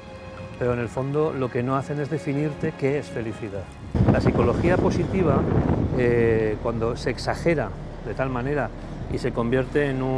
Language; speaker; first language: Spanish; native; Spanish